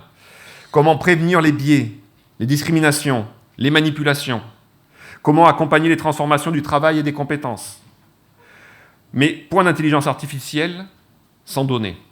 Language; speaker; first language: French; native; French